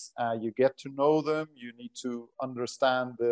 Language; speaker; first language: English; non-native, fluent; Portuguese